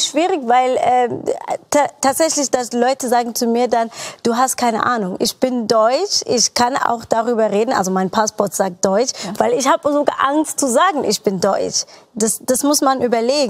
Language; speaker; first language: German; non-native, fluent; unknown